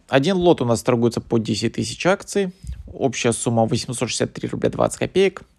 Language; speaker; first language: Russian; native; Russian